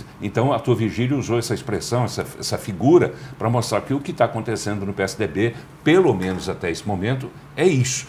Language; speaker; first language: Portuguese; native; Portuguese